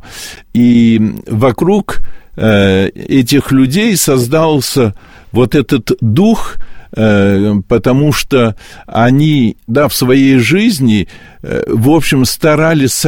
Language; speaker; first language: Russian; early bilingual, heritage; Russian